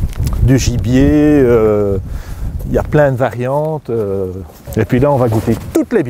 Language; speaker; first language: French; native; French